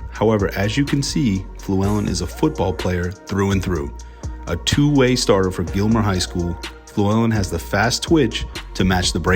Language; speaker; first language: English; native; English